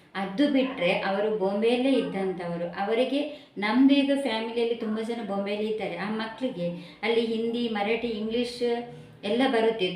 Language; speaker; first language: Kannada; non-native, local second language; Tulu